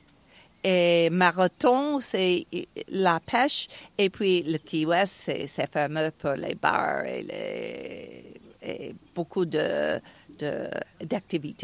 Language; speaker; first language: French; non-native, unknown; English